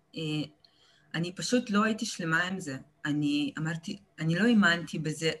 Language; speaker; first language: Hebrew; early bilingual, other home language; Russian